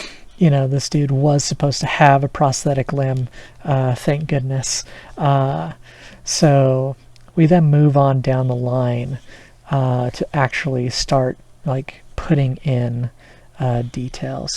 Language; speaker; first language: English; native; English